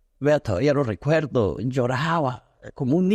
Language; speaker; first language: Spanish; native; Spanish